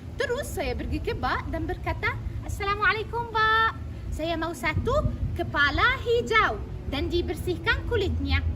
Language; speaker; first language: Indonesian; non-native, fluent; Arabic